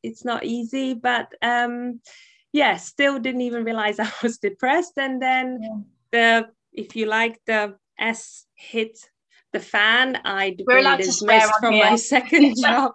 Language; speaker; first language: English; non-native, fluent; Czech